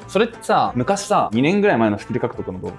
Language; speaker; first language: Japanese; native; Japanese